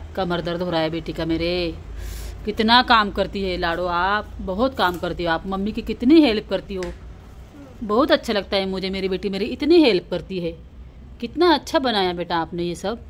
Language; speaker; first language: Hindi; non-native, local second language; Marathi